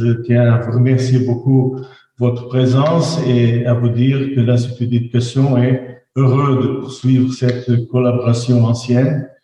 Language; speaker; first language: French; non-native, fluent; Portuguese